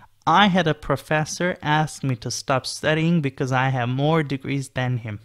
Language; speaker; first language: English; non-native, fluent; Turkish